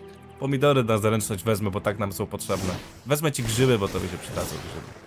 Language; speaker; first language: Polish; native; Polish